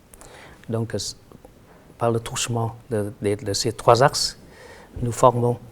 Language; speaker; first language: French; non-native, fluent; Vietnamese